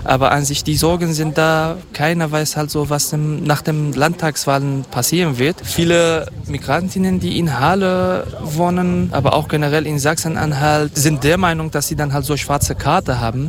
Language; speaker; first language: German; non-native, fluent; Kurdish